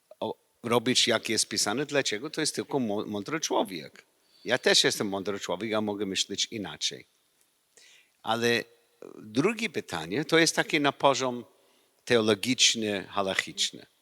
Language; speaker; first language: Polish; non-native, learner; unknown